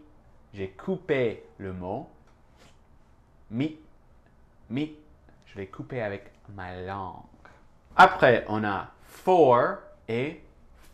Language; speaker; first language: French; non-native, fluent; English